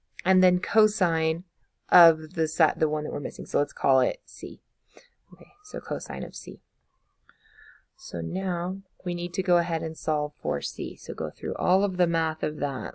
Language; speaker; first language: English; native; English